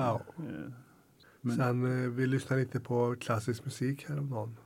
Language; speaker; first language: Swedish; native; Swedish